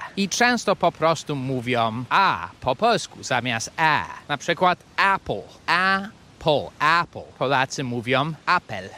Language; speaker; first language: Polish; non-native, fluent; English